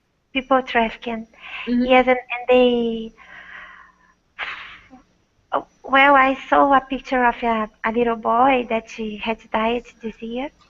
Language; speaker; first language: English; non-native, learner; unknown